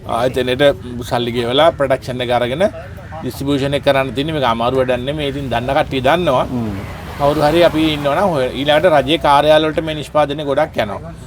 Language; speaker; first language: Sinhala; native; Sinhala